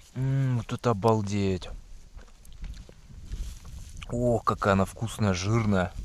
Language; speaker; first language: Russian; native; Russian